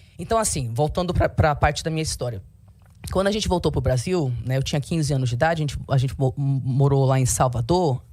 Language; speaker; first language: Portuguese; early bilingual, heritage; Portuguese